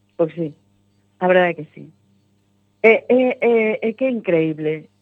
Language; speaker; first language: Galician; non-native, local second language; Spanish